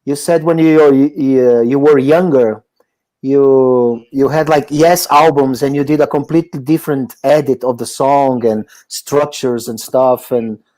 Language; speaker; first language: English; non-native, fluent; Portuguese